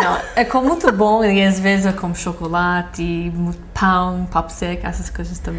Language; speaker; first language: Portuguese; early bilingual, heritage; Portuguese